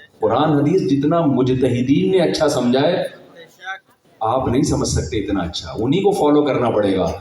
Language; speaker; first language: Urdu; native; Urdu